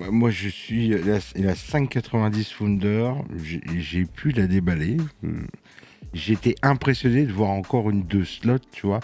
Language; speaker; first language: French; native; French